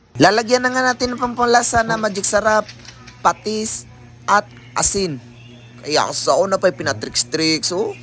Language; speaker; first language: Filipino; non-native, local second language; Cebuano